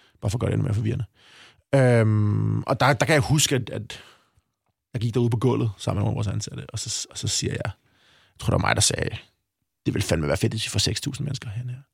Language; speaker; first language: Danish; native; Danish